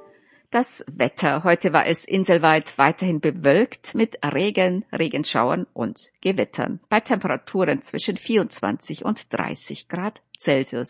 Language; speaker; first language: German; native; German